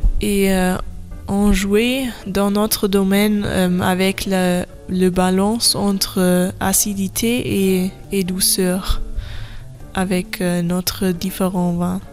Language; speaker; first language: French; non-native, learner; German